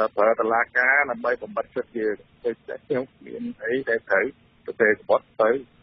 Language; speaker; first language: Khmer; native; Khmer